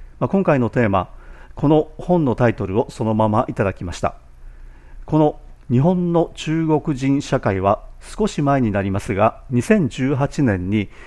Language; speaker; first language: Japanese; native; Japanese